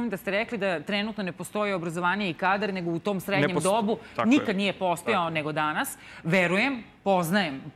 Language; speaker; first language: Serbian; native; Serbian